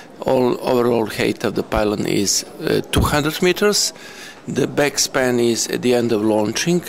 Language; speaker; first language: English; non-native, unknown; Serbian